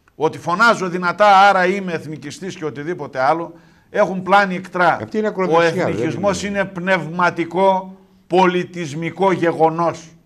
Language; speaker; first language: Greek; native; Greek